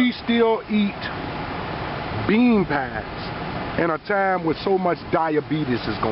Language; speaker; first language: English; native; English